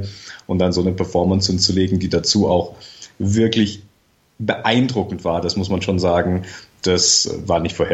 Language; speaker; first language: German; native; German